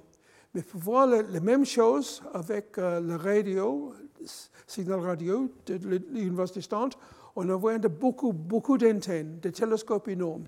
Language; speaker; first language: French; non-native, fluent; English